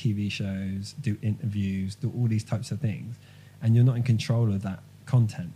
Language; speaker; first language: English; native; English